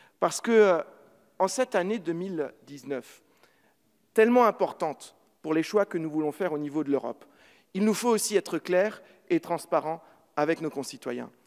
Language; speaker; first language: French; native; French